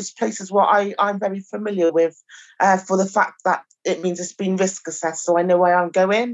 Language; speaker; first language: English; native; English